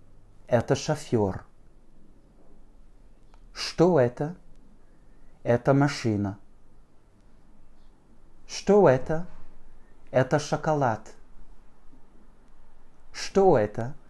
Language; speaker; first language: Russian; non-native, fluent; French